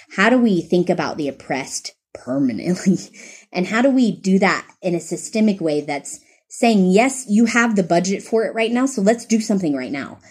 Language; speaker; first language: English; native; English